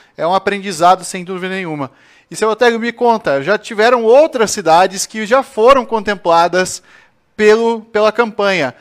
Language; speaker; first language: Portuguese; native; Portuguese